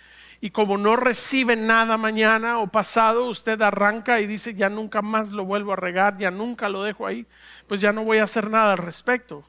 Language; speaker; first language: Spanish; native; Spanish